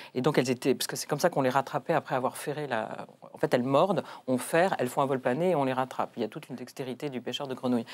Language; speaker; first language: French; native; French